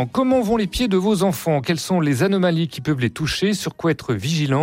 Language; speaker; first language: French; native; French